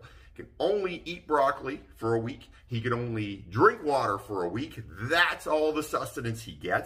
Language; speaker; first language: English; native; English